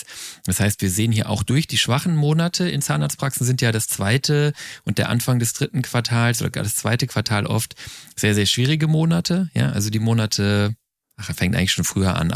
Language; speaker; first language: German; native; German